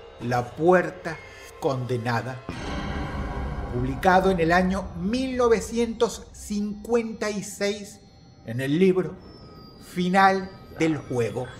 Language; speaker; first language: Spanish; native; Spanish